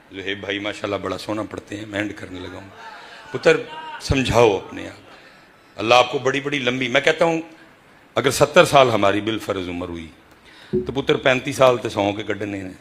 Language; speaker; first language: Urdu; non-native, local second language; Punjabi